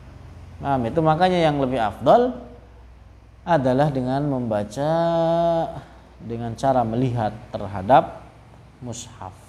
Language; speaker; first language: Indonesian; native; Indonesian